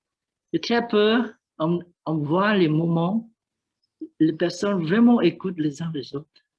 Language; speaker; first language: French; non-native, learner; Vietnamese